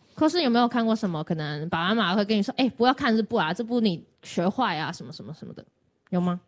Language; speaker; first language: Chinese; non-native, local second language; Cantonese